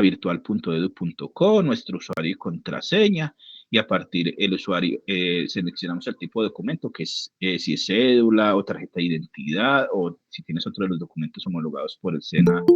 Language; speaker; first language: Spanish; native; Spanish